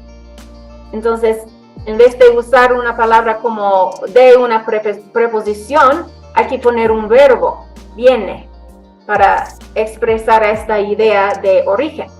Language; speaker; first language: Spanish; non-native, fluent; English